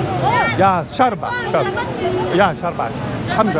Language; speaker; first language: English; non-native, learner; Arabic